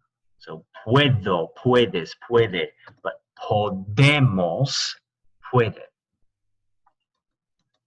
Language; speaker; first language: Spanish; non-native, fluent; English